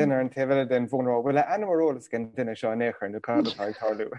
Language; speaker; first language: Irish; non-native, local second language; English